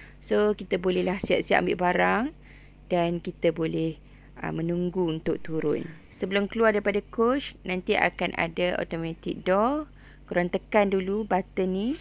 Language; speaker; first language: Malay; native; Malay